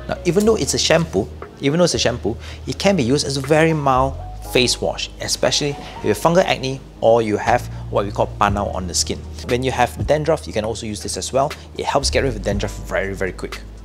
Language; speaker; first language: English; non-native, local second language; Malay